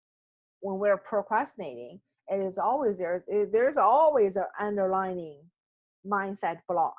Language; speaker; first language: English; non-native, fluent; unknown